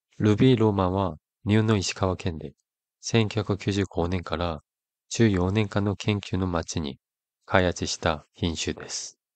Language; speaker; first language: Japanese; non-native, fluent; Korean